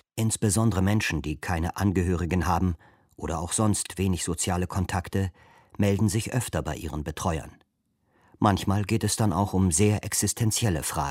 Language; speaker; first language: German; native; German